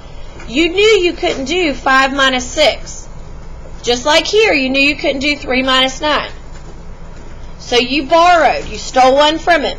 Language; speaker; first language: English; native; English